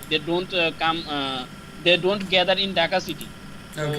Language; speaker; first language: English; non-native, learner; Bangla